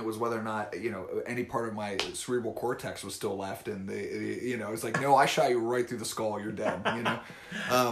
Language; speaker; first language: English; native; English